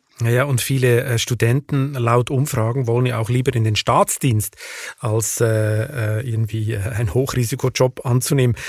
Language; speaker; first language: German; native; German